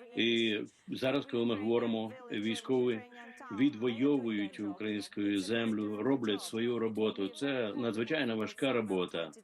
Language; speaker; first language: Ukrainian; native; Ukrainian